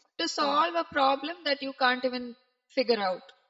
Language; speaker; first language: English; non-native, local second language; Malayalam